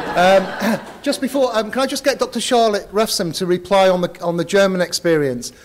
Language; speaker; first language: English; native; English